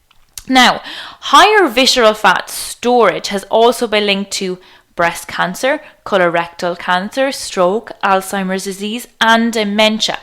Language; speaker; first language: English; native; English